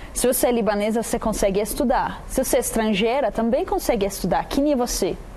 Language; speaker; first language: Portuguese; non-native, fluent; Arabic